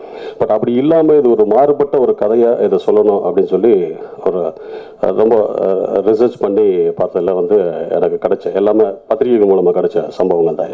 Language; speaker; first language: Tamil; native; Tamil